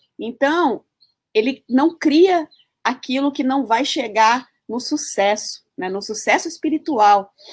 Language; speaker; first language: Portuguese; early bilingual, heritage; Portuguese